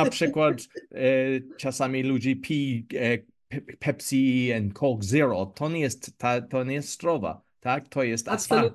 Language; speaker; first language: Polish; non-native, learner; English